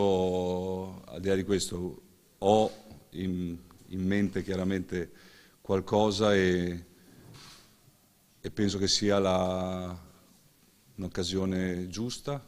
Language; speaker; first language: Italian; native; Italian